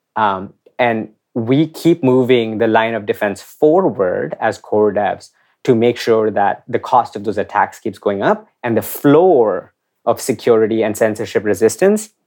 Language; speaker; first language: English; non-native, local second language; Hindi